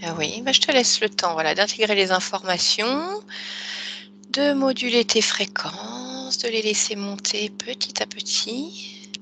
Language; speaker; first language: French; native; French